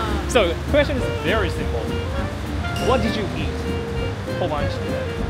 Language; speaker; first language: English; non-native, fluent; Japanese